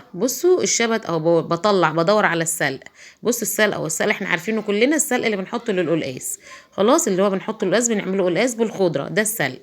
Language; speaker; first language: Arabic; native; Arabic